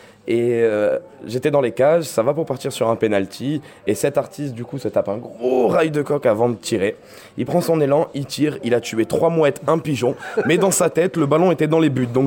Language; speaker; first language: French; native; French